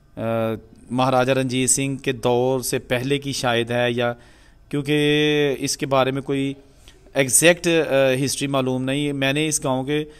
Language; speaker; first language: Urdu; non-native, local second language; Punjabi